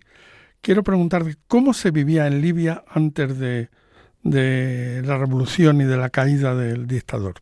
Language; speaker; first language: Spanish; native; Spanish